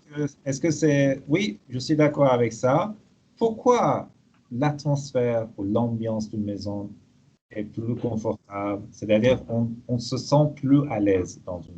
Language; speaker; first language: French; non-native, fluent; Persian